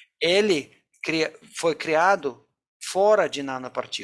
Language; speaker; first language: Portuguese; non-native, fluent; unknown